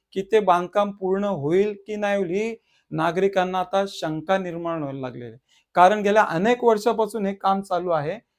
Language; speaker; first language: Marathi; native; Marathi